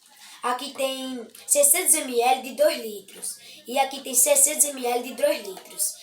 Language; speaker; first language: Portuguese; native; Portuguese